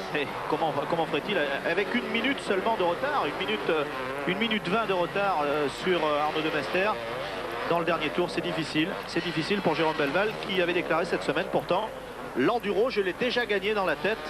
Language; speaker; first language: French; native; French